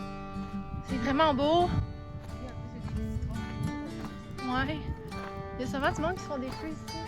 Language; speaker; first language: French; native; French